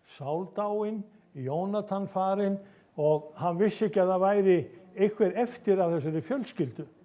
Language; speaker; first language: Icelandic; native; Icelandic